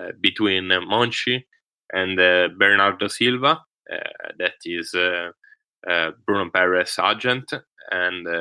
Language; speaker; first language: English; non-native, learner; Italian